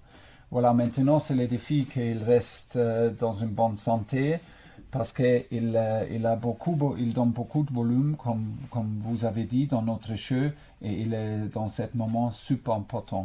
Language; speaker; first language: French; non-native, fluent; German